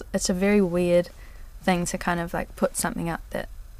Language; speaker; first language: English; native; English